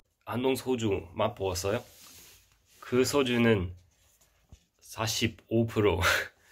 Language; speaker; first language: Korean; non-native, fluent; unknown